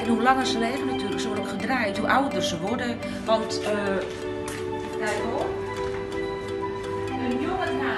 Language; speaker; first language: Dutch; native; Dutch